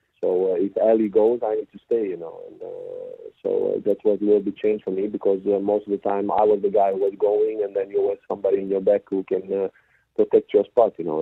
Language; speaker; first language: English; non-native, fluent; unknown